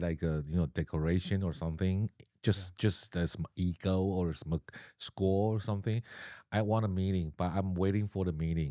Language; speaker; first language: English; non-native, learner; Chinese